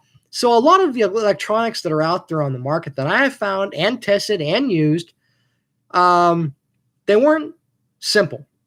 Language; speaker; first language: English; native; English